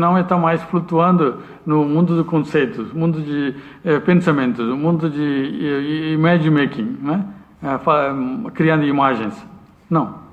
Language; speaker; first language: Portuguese; non-native, learner; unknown